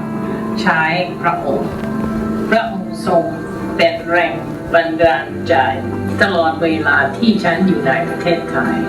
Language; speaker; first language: Thai; non-native, fluent; English